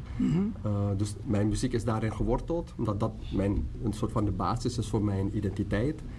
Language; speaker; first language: Dutch; native; Dutch